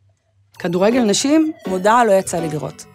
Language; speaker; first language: Hebrew; native; Hebrew